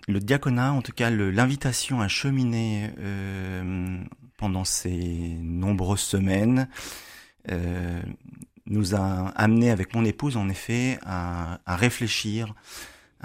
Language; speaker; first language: French; native; French